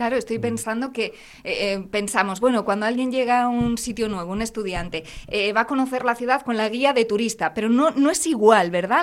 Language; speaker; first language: Spanish; native; Spanish